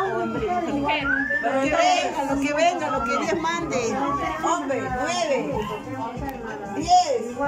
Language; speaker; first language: Spanish; native; Spanish